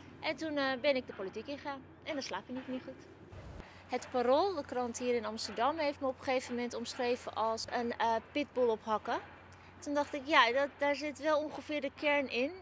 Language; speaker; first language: Dutch; early bilingual, other home language; Turkish